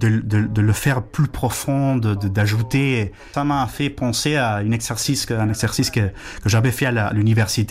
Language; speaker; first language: French; non-native, fluent; Spanish